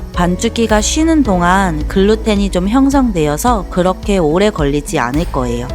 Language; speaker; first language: Korean; native; Korean